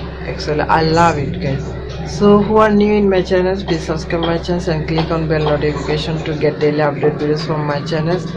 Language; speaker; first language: English; non-native, local second language; Bangla